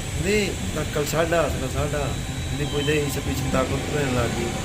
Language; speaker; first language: Filipino; non-native, learner; Punjabi